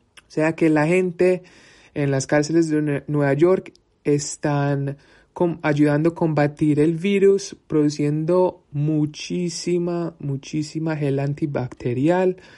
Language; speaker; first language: Spanish; early bilingual, heritage; Spanish